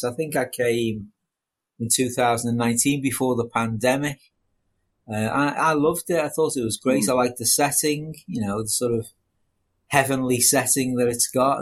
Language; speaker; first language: English; native; English